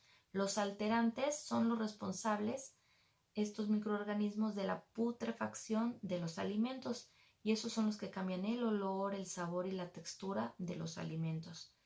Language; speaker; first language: Spanish; native; Spanish